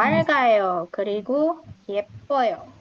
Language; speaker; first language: Korean; non-native, fluent; Indonesian